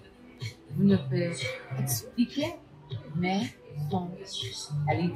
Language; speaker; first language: French; non-native, learner; Spanish